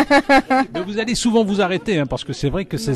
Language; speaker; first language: French; native; French